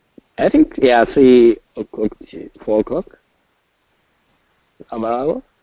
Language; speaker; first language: English; non-native, learner; Japanese